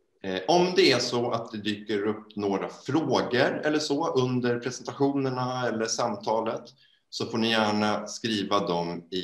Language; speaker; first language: Swedish; native; Swedish